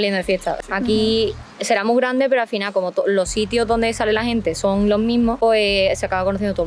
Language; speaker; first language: Spanish; native; Spanish